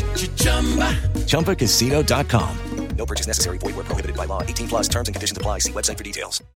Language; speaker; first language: English; native; English